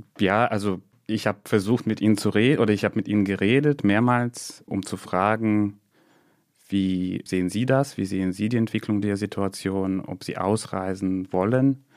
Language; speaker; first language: German; non-native, fluent; Russian